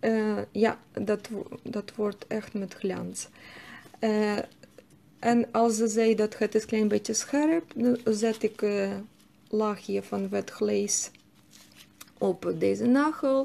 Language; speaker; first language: Dutch; non-native, learner; Russian